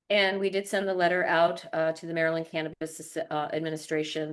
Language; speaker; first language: English; native; English